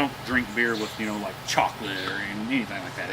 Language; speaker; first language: English; native; English